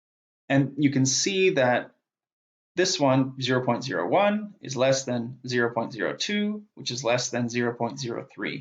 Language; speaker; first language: English; native; English